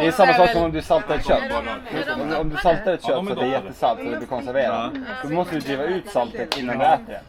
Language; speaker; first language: Swedish; native; Swedish